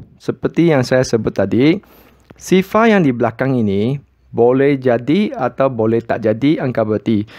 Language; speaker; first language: Malay; non-native, local second language; Chinese